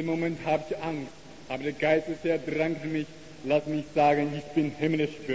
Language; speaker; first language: German; non-native, learner; Chinese